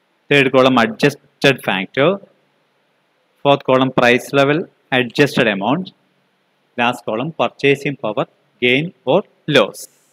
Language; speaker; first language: English; non-native, local second language; Malayalam